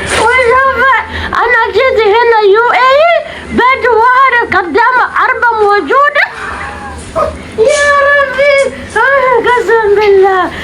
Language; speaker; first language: Arabic; non-native, learner; Oromo